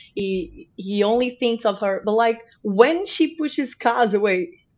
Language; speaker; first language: English; non-native, fluent; Portuguese